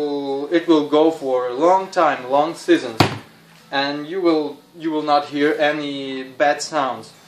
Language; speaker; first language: English; non-native, fluent; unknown